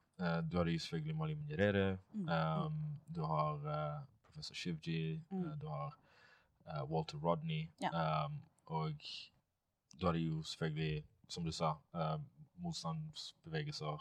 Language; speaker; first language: Norwegian; non-native, fluent; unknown